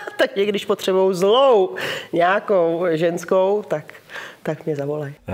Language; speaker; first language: Czech; early bilingual, heritage; Czech